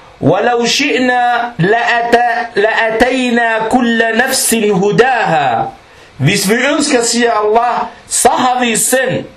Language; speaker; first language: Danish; early bilingual, other home language; Arabic